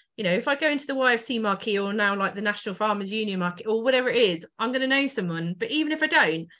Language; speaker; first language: English; native; English